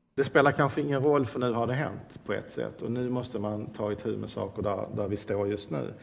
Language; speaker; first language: Swedish; native; Swedish